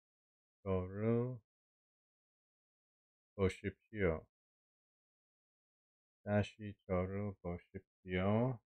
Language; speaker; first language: Korean; non-native, learner; English